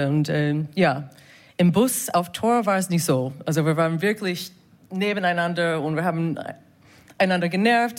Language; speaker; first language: German; non-native, fluent; English